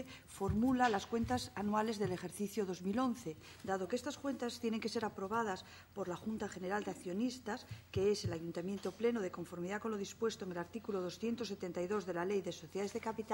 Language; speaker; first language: Spanish; native; Spanish